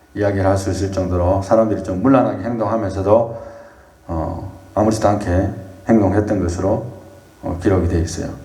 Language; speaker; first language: Korean; native; Korean